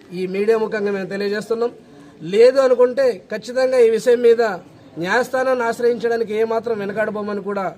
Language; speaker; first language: Telugu; native; Telugu